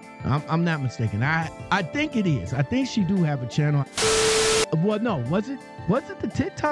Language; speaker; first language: English; native; English